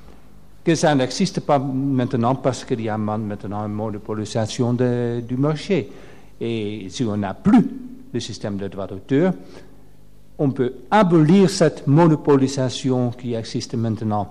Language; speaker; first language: French; non-native, fluent; Dutch